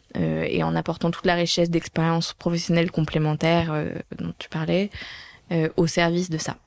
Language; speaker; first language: French; native; French